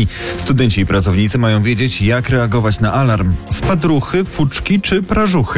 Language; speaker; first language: Polish; native; Polish